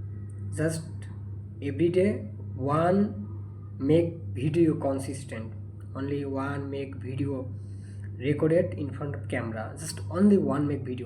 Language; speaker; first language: English; non-native, learner; Bangla